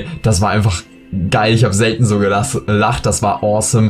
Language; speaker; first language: German; native; German